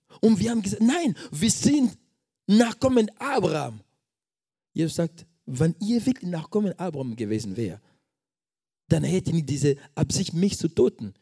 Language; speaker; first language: German; non-native, fluent; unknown